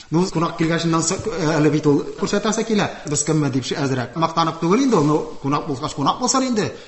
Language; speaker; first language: Tatar; non-native, local second language; Udmurt